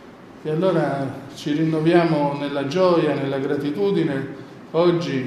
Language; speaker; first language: Italian; native; Italian